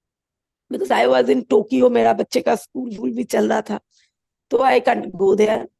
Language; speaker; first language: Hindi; non-native, local second language; Bangla